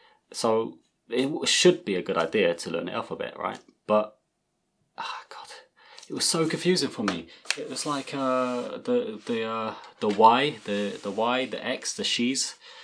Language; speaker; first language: English; native; English